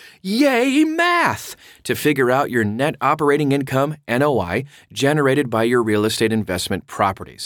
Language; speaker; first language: English; native; English